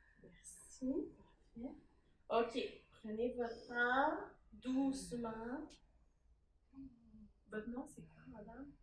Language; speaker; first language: French; native; French